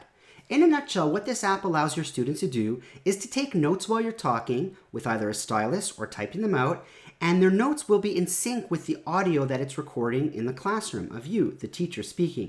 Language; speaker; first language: English; native; English